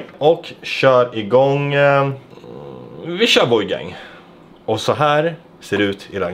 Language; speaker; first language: Swedish; native; Swedish